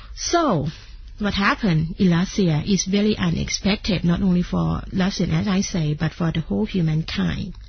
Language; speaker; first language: English; non-native, fluent; Thai